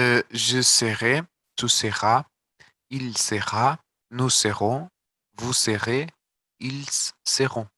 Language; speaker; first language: French; non-native, learner; Portuguese